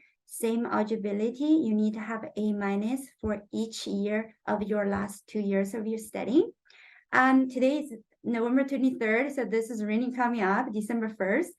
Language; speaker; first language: English; non-native, fluent; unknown